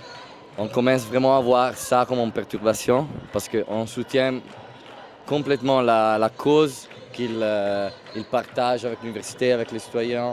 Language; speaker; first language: French; non-native, fluent; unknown